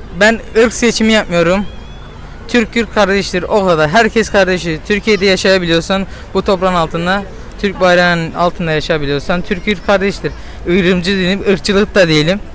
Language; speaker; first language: Turkish; native; Turkish